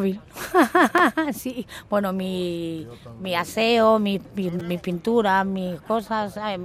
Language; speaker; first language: Spanish; native; Spanish